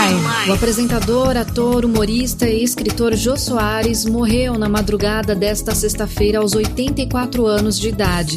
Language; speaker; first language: Portuguese; native; Portuguese